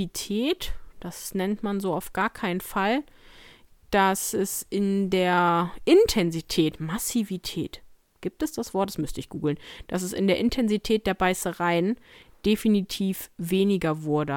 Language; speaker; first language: German; native; German